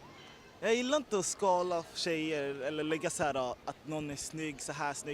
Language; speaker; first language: Swedish; native; Swedish